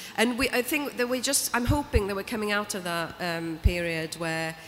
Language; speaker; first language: English; non-native, local second language; Welsh